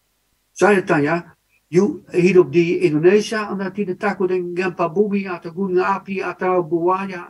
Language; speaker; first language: Indonesian; non-native, fluent; Dutch